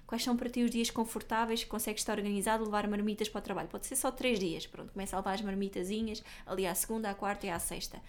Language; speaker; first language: Portuguese; native; Portuguese